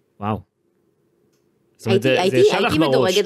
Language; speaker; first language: Hebrew; native; Hebrew